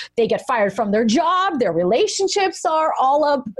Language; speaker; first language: English; early bilingual, other home language; Russian